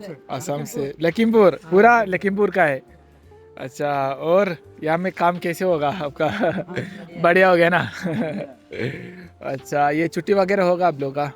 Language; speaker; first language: Hindi; non-native, local second language; Malayalam